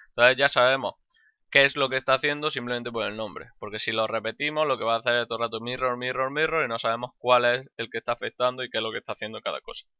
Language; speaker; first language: Spanish; native; Spanish